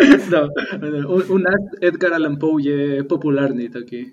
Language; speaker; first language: Czech; non-native, fluent; Spanish